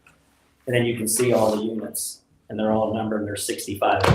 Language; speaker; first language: English; native; English